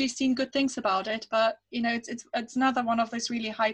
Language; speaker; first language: English; non-native, fluent; German